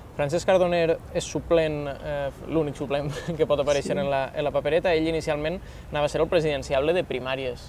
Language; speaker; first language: Catalan; native; Catalan